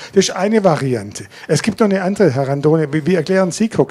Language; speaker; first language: German; native; German